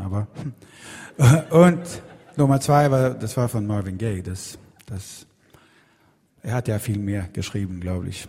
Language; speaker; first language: German; non-native, fluent; Swedish